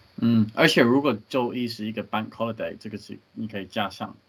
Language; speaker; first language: Chinese; non-native, learner; English